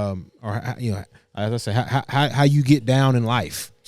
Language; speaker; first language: English; native; English